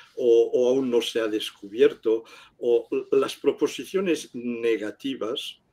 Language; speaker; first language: Spanish; non-native, local second language; Catalan